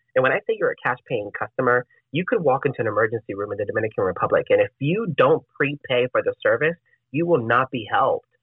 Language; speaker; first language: English; non-native, fluent; Spanish